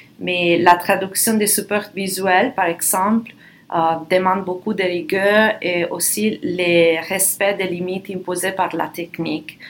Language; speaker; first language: French; non-native, fluent; Italian